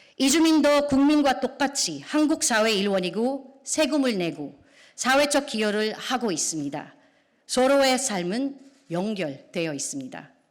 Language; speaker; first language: Korean; non-native, fluent; Filipino